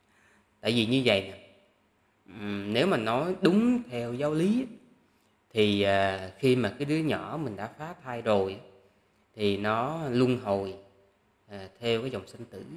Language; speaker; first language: Vietnamese; native; Vietnamese